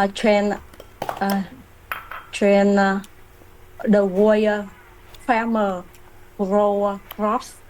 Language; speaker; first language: English; non-native, learner; Vietnamese